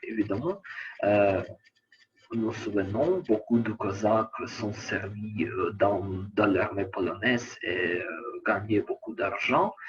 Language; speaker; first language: French; non-native, learner; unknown